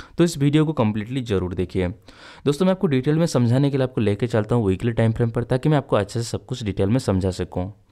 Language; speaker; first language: Hindi; native; Hindi